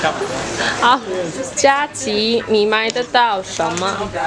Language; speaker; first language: Chinese; non-native, learner; English